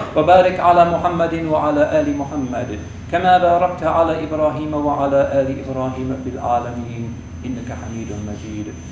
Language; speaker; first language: Arabic; non-native, fluent; English